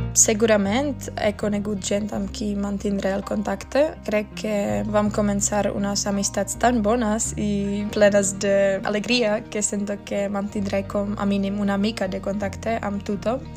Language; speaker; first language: Catalan; non-native, fluent; Czech